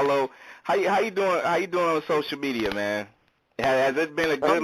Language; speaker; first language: English; native; English